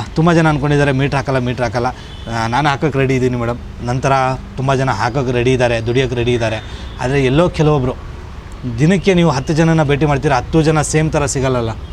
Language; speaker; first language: Kannada; native; Kannada